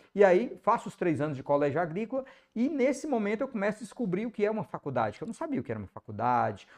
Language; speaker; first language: Portuguese; native; Portuguese